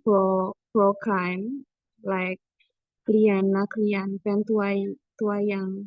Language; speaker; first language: Thai; non-native, learner; Indonesian